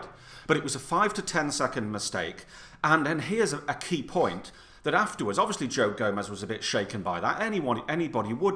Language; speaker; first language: English; native; English